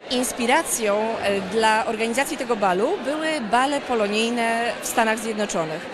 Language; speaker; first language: Polish; native; Polish